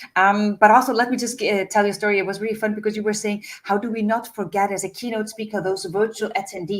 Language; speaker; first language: English; non-native, fluent; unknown